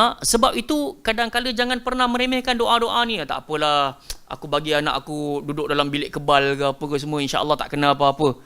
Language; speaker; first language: Malay; native; Malay